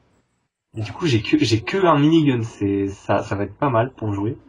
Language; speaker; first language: French; native; French